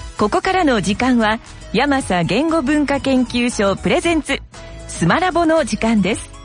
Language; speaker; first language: Japanese; native; Japanese